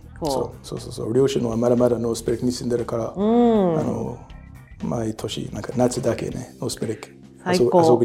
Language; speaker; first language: Japanese; non-native, learner; English